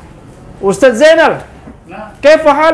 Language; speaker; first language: Arabic; non-native, fluent; Indonesian